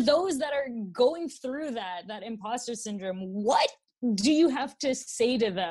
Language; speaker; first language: English; non-native, local second language; Filipino